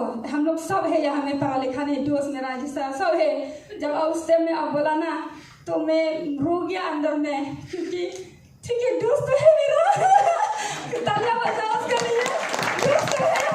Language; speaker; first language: Hindi; non-native, local second language; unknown